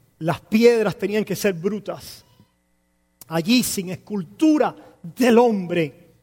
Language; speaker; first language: Spanish; native; Spanish